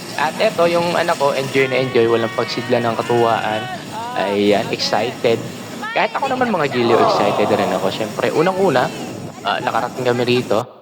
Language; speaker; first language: Filipino; native; Filipino